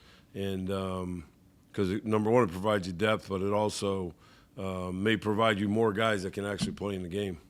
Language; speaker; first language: English; native; English